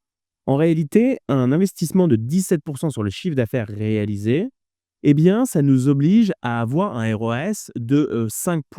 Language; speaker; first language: French; native; French